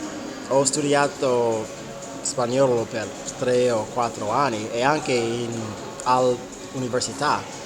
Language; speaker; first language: Italian; non-native, learner; English